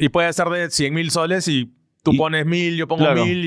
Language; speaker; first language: Spanish; native; Spanish